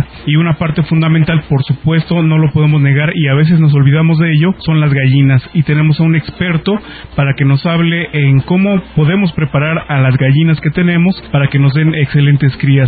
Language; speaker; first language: Spanish; native; Spanish